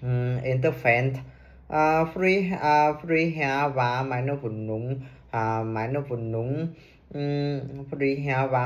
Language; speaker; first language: German; non-native, learner; Vietnamese